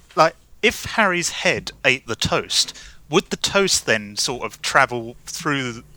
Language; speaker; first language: English; native; English